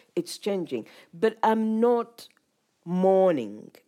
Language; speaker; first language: English; non-native, local second language; Ganda